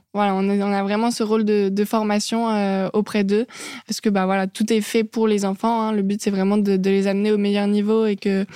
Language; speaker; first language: French; native; French